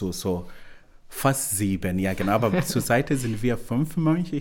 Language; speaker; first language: German; non-native, learner; Swahili